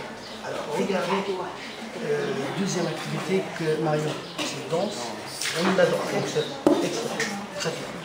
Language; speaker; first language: French; non-native, fluent; Arabic